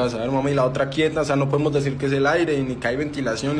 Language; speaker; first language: Spanish; native; Spanish